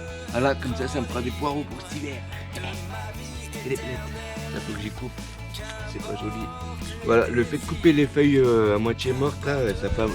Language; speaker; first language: French; native; French